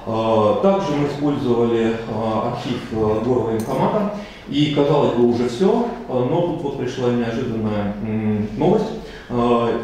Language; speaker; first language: Russian; native; Russian